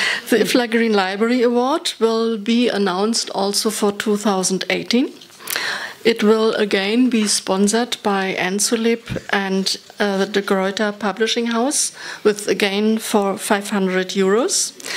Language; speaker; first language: English; non-native, fluent; German